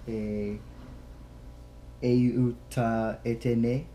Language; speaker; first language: French; non-native, learner; English